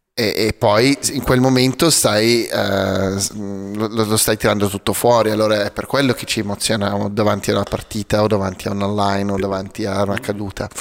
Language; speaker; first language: Italian; native; Italian